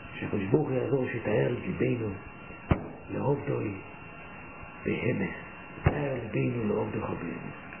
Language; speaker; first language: Hebrew; native; Hebrew